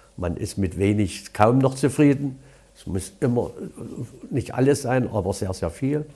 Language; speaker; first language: German; native; German